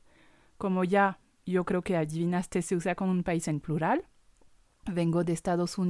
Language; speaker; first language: Spanish; non-native, fluent; French